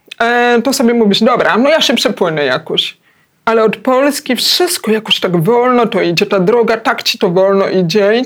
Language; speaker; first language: Polish; early bilingual, heritage; Polish